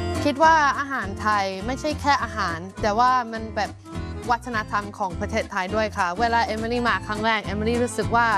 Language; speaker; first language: Thai; non-native, fluent; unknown